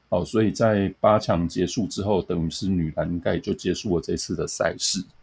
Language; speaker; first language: Chinese; native; Chinese